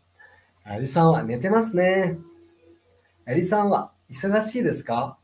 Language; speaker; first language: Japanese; non-native, fluent; Nepali